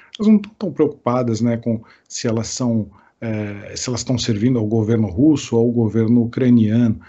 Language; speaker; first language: Portuguese; native; Portuguese